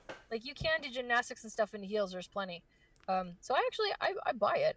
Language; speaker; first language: English; early bilingual, other home language; Spanish